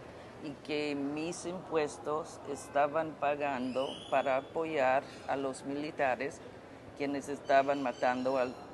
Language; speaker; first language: Spanish; non-native, fluent; English